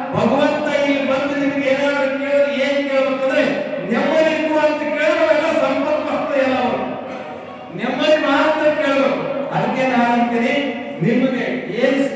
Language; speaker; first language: Kannada; native; Kannada